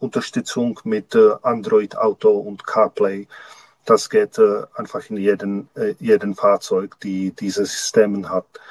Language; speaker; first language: German; non-native, learner; Czech